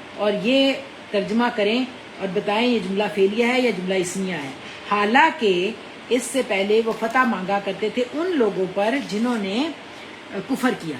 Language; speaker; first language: Urdu; non-native, local second language; Punjabi